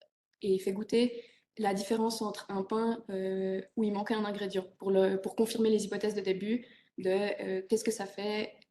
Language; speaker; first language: French; native; French